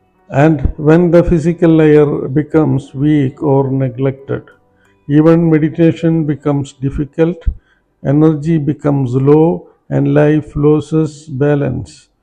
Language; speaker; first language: English; non-native, local second language; Malayalam